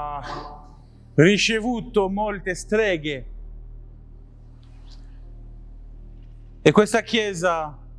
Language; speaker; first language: Italian; non-native, learner; French